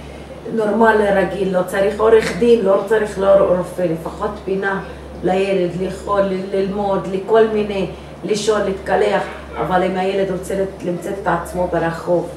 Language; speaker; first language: Hebrew; non-native, local second language; Arabic